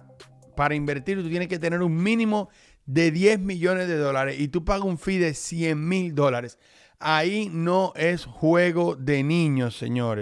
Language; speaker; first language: Spanish; native; Spanish